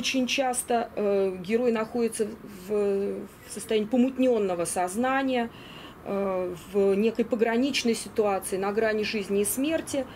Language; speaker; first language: Russian; native; Russian